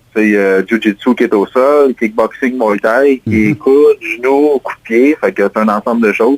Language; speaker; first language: French; native; French